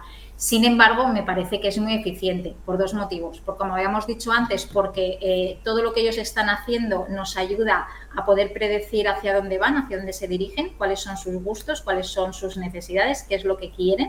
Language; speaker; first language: Spanish; native; Spanish